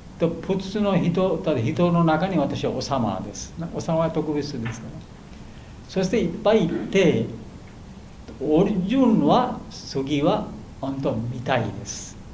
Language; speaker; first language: Japanese; non-native, learner; Bangla